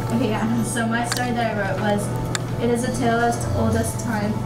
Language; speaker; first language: English; native; English